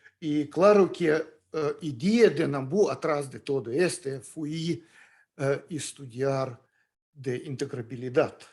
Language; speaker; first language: Spanish; non-native, fluent; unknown